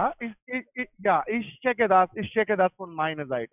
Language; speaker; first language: German; non-native, learner; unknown